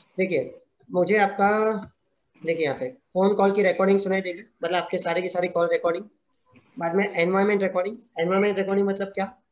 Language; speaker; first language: Hindi; non-native, local second language; Gujarati